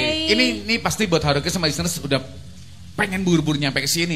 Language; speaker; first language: Indonesian; native; Indonesian